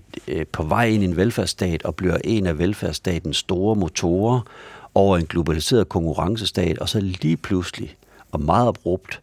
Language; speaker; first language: Danish; native; Danish